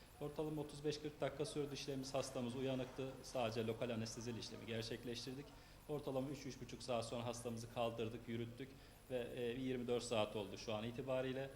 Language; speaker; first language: Turkish; native; Turkish